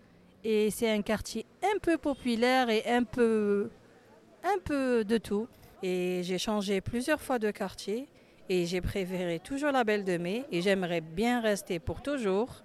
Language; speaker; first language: French; non-native, fluent; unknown